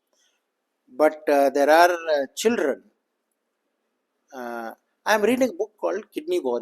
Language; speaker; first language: English; non-native, local second language; Kannada